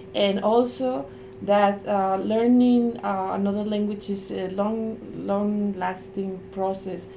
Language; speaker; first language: English; non-native, fluent; Spanish